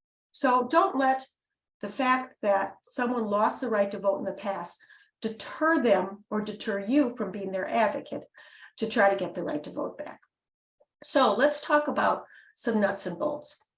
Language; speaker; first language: English; native; English